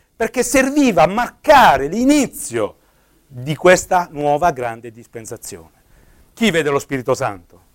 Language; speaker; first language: Italian; native; Italian